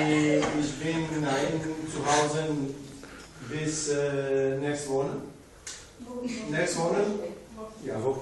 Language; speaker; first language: German; non-native, learner; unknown